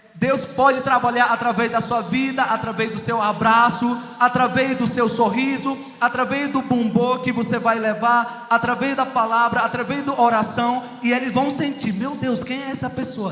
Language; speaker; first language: Portuguese; non-native, local second language; Ticuna